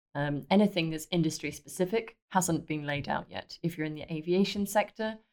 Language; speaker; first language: English; native; English